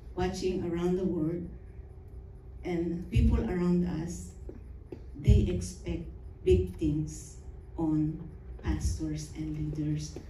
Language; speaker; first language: English; non-native, local second language; Filipino